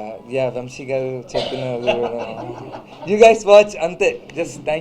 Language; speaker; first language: Telugu; non-native, learner; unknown